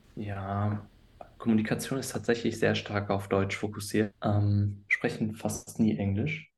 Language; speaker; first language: German; native; German